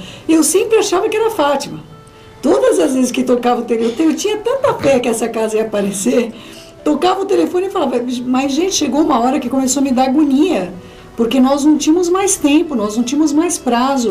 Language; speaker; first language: Portuguese; native; Portuguese